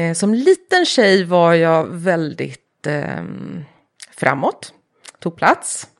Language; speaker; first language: Swedish; early bilingual, heritage; Swedish